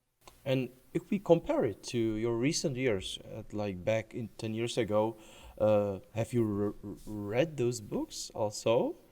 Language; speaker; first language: English; non-native, fluent; Czech